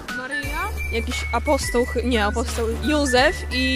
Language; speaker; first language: Polish; native; Polish